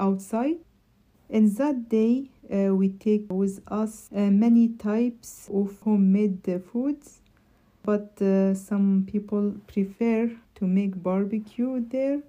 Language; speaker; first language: English; non-native, fluent; Arabic